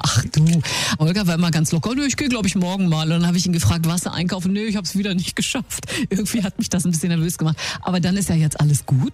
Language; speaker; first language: German; native; German